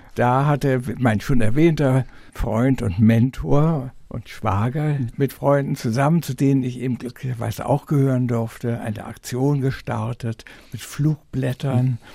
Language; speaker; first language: German; native; German